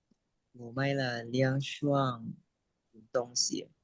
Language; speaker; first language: Chinese; non-native, learner; Indonesian